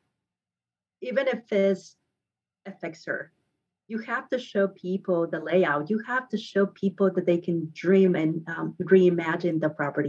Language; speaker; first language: English; non-native, fluent; Spanish